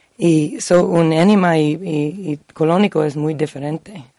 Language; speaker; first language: Spanish; non-native, learner; English